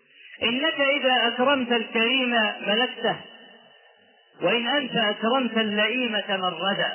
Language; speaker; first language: Arabic; native; Arabic